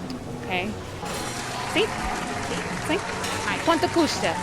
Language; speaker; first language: Portuguese; non-native, learner; English